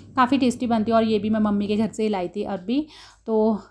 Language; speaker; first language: Hindi; non-native, local second language; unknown